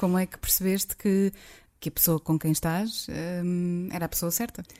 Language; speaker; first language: Portuguese; native; Portuguese